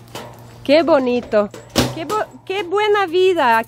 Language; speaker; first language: Spanish; non-native, fluent; Swedish